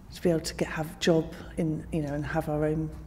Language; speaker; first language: English; native; English